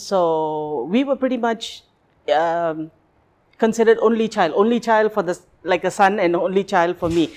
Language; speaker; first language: English; non-native, local second language; Tamil